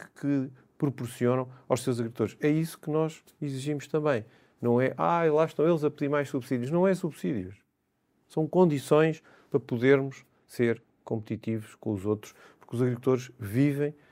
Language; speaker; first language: Portuguese; native; Portuguese